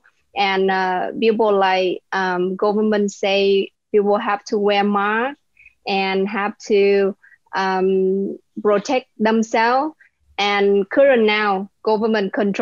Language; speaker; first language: English; non-native, learner; Vietnamese